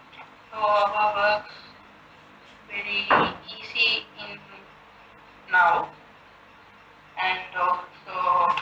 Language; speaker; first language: English; non-native, learner; Sinhala